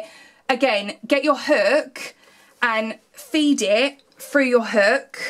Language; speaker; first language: English; native; English